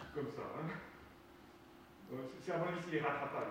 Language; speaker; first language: French; native; French